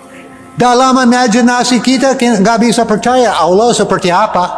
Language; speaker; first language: Indonesian; non-native, fluent; English